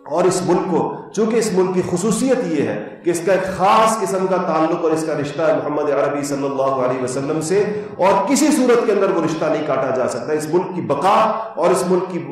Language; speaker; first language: Urdu; native; Urdu